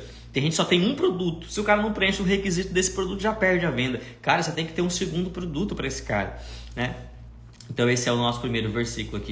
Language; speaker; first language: Portuguese; native; Portuguese